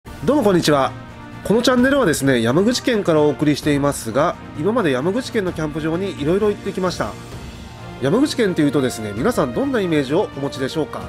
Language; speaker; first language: Japanese; native; Japanese